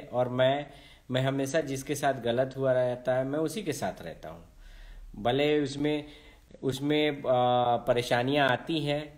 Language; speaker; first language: Hindi; native; Hindi